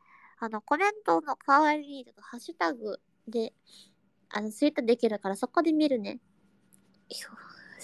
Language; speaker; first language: Japanese; non-native, learner; Indonesian